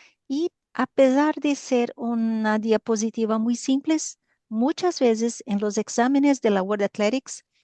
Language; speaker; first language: Spanish; non-native, learner; Portuguese